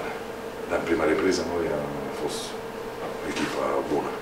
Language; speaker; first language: Romanian; non-native, fluent; Italian